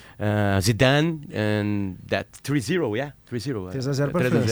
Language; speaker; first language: English; non-native, learner; Portuguese